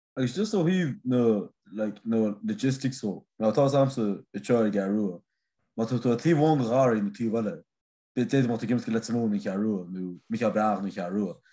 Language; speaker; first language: Irish; native; Irish